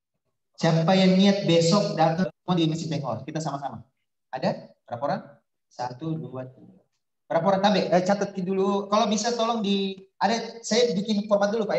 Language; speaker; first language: Indonesian; native; Indonesian